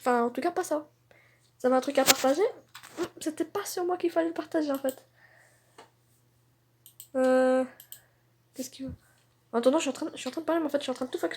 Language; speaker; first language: French; native; French